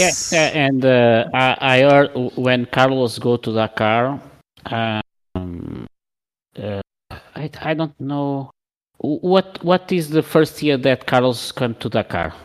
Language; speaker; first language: English; non-native, learner; Portuguese